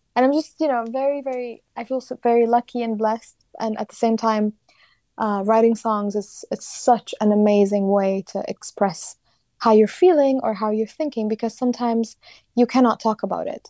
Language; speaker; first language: English; non-native, fluent; Kurdish